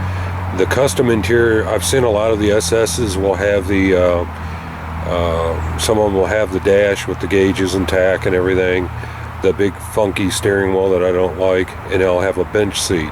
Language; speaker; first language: English; native; English